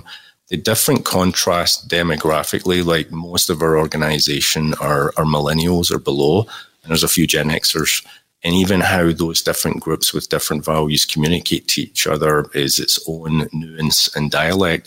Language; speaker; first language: English; native; English